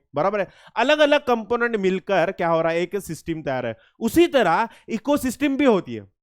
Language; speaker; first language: Hindi; non-native, local second language; Marathi